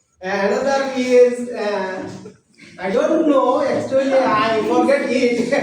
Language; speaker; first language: English; non-native, learner; Bangla